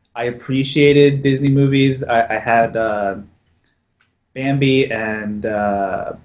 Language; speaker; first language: English; native; English